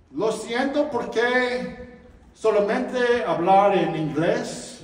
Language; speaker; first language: Spanish; non-native, learner; English